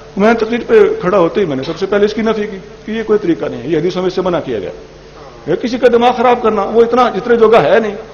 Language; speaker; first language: Urdu; non-native, local second language; Punjabi